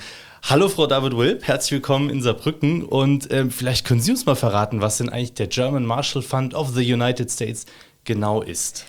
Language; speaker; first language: German; native; German